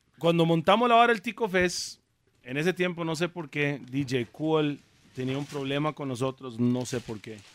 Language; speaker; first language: Spanish; early bilingual, other home language; English